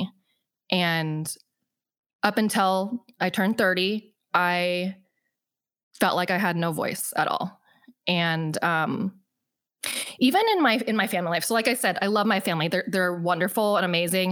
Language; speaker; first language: English; native; English